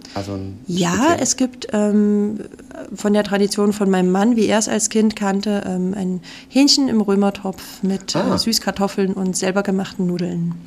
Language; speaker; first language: German; native; German